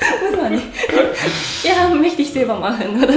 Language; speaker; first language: German; non-native, learner; Japanese